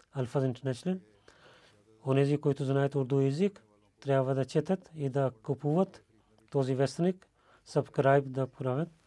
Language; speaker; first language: Bulgarian; non-native, learner; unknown